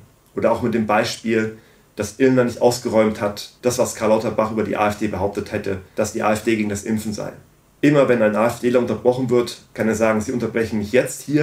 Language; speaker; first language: German; native; German